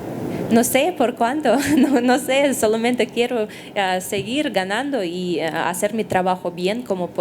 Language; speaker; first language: Spanish; non-native, fluent; Russian